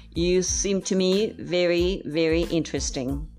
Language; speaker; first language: English; non-native, fluent; Spanish